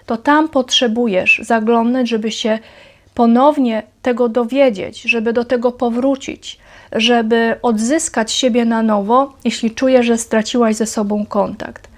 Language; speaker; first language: Polish; native; Polish